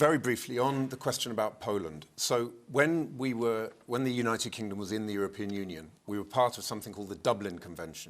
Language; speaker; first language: English; native; English